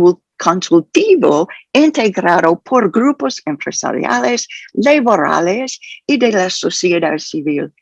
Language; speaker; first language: Spanish; non-native, fluent; English